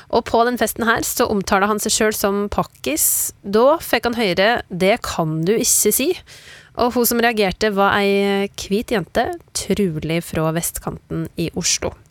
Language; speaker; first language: Norwegian; native; Norwegian